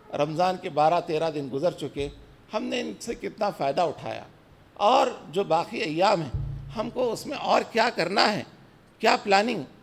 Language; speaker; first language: Urdu; native; Urdu